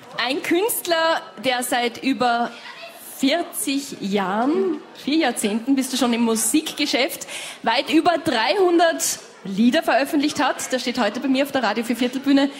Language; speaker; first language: German; native; German